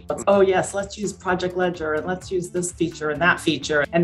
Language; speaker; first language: English; native; English